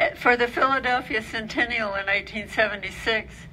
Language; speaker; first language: English; native; English